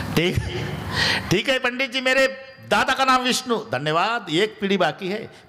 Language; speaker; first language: Hindi; non-native, local second language; Marathi